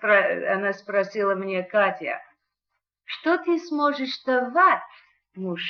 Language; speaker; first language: Russian; non-native, learner; English